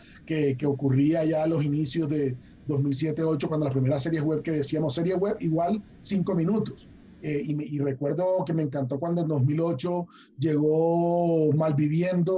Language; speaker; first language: Spanish; native; Spanish